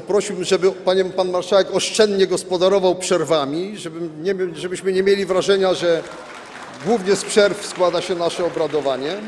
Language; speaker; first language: Polish; native; Polish